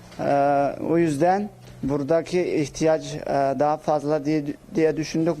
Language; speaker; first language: Turkish; non-native, local second language; Uyghur